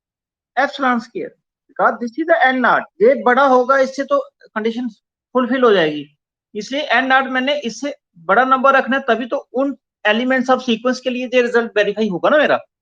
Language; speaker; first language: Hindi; non-native, local second language; Punjabi